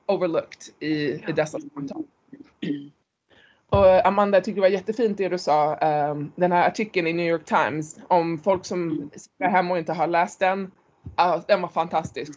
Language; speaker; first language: Swedish; native; Swedish